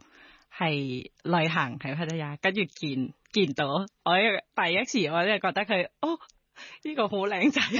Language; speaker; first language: Cantonese; non-native, learner; Thai